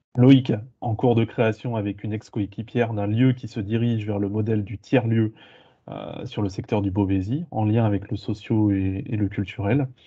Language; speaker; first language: French; native; French